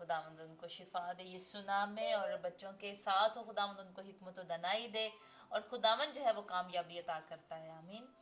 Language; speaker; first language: Urdu; non-native, local second language; Punjabi